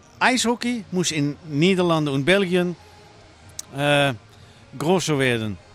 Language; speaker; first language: German; non-native, learner; Dutch